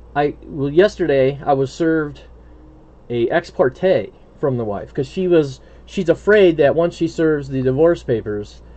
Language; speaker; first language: English; native; English